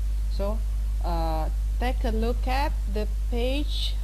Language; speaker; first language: English; non-native, fluent; Indonesian